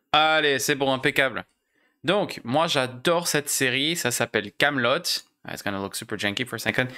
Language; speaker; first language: French; native; French